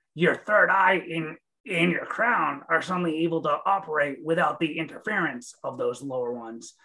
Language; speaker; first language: English; native; English